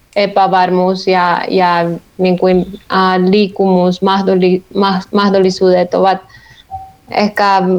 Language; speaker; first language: Finnish; non-native, fluent; Spanish